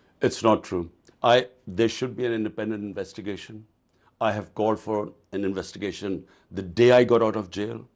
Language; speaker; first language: English; non-native, local second language; Urdu